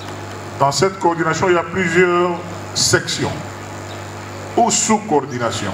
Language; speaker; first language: French; non-native, local second language; Luba-Lulua